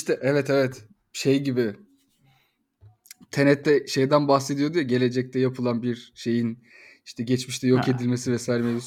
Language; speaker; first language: Turkish; native; Turkish